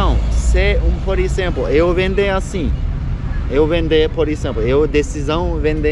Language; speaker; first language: Portuguese; non-native, learner; Turkish